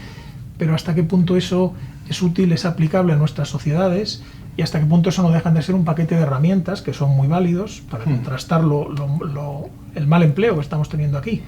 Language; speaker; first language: Spanish; native; Spanish